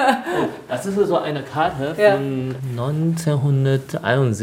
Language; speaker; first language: German; non-native, fluent; Chinese